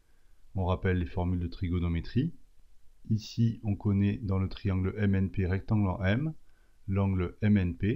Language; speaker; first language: French; native; French